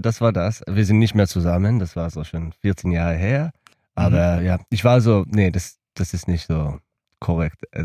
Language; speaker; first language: German; non-native, learner; Hebrew